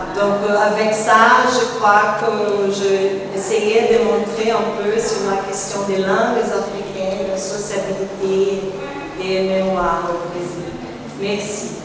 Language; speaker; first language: French; non-native, fluent; Portuguese